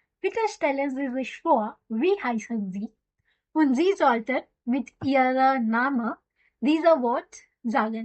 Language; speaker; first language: German; non-native, learner; Hindi